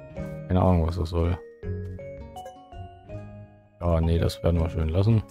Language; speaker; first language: German; native; German